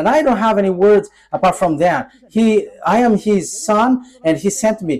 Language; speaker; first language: English; non-native, fluent; Malagasy